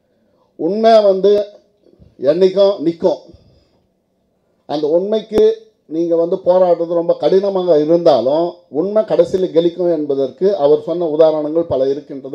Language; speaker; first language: Tamil; native; Tamil